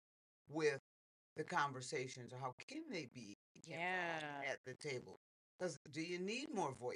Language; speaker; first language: English; native; English